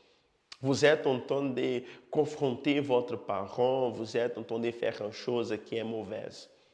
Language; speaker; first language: French; non-native, fluent; Portuguese